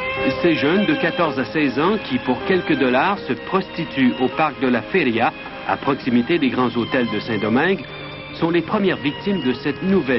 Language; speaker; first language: French; native; French